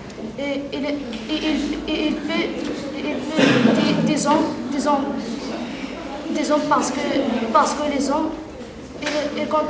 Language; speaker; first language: French; non-native, learner; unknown